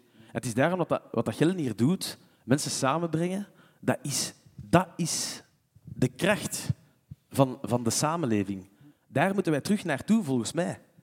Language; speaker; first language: Dutch; native; Dutch